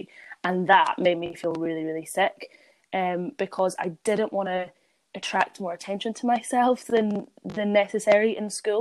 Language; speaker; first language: English; native; English